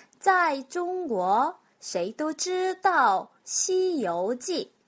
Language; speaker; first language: Chinese; non-native, fluent; Korean